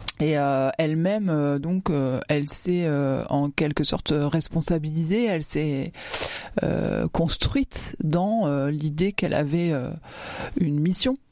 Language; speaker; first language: French; native; French